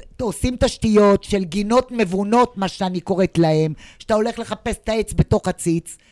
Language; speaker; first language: Hebrew; native; Hebrew